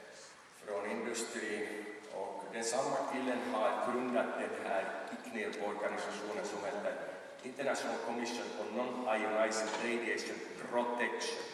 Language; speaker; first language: Swedish; non-native, local second language; Finnish